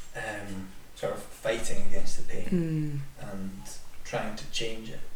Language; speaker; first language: English; native; English